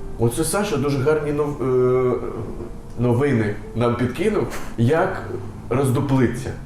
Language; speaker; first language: Ukrainian; non-native, local second language; Russian